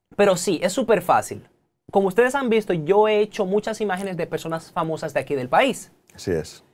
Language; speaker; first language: Spanish; native; Spanish